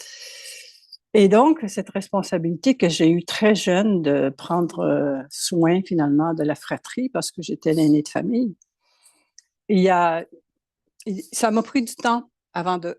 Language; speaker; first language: French; native; French